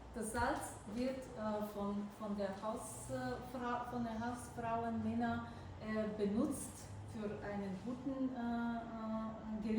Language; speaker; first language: German; non-native, fluent; Bulgarian